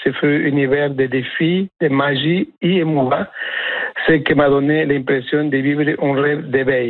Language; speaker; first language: French; non-native, fluent; Spanish